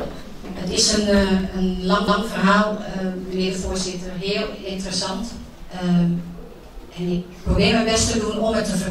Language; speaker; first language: Dutch; early bilingual, other home language; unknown